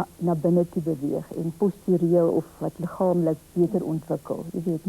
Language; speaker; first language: Afrikaans; native; Afrikaans